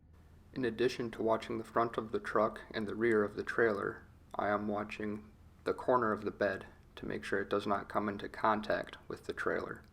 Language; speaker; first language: English; native; English